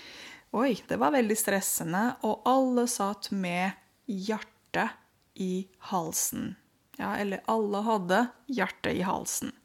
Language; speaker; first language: Norwegian; non-native, fluent; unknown